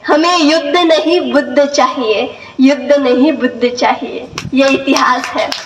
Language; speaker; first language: Hindi; non-native, local second language; Marathi